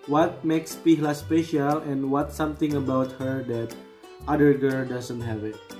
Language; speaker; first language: English; non-native, fluent; Indonesian